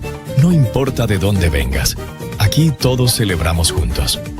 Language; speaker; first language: Spanish; native; Spanish